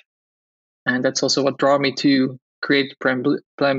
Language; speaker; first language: English; non-native, fluent; Dutch